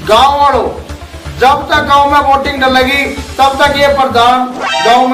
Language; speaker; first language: Hindi; native; Hindi